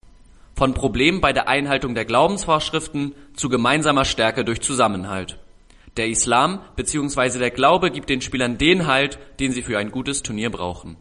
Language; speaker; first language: German; native; German